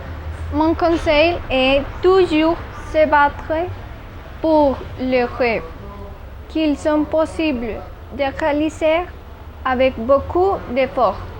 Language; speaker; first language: French; non-native, learner; Spanish